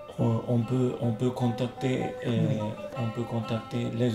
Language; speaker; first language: French; non-native, learner; Turkish